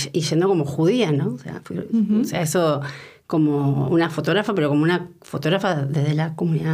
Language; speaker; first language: Spanish; native; Spanish